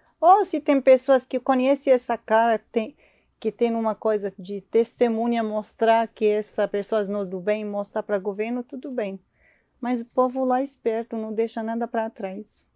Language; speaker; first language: Portuguese; non-native, learner; Arabic